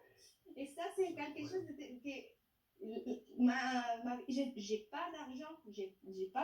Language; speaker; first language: French; non-native, fluent; Italian